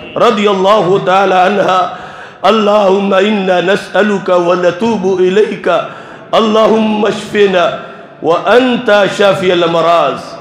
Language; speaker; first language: Arabic; non-native, fluent; Urdu